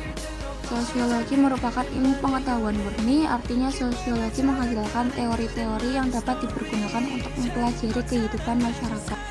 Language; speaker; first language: Indonesian; native; Indonesian